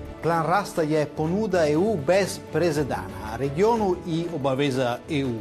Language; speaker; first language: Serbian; non-native, learner; Italian